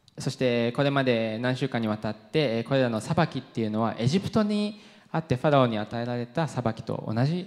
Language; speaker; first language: Japanese; non-native, fluent; English